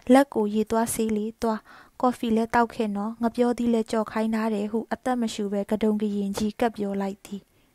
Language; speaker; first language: Burmese; native; Burmese